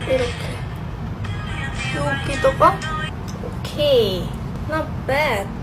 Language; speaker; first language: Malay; non-native, learner; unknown